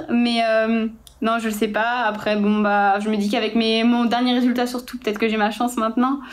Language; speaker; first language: French; native; French